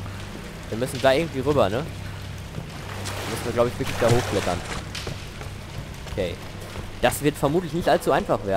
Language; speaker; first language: German; native; German